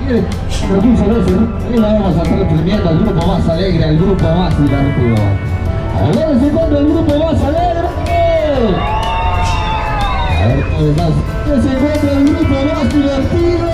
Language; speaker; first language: Spanish; native; Spanish